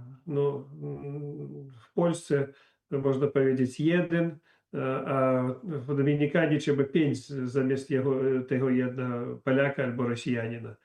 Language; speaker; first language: Polish; non-native, learner; Belarusian